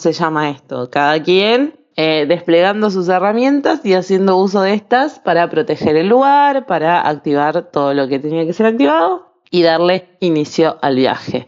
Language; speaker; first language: Spanish; native; Spanish